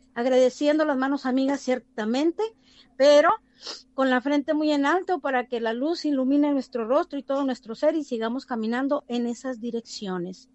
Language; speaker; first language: Spanish; native; Spanish